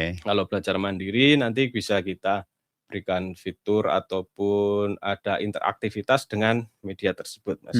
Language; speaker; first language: Indonesian; native; Indonesian